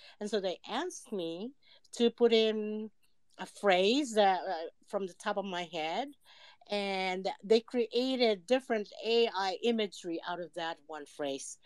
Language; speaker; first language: English; non-native, local second language; Filipino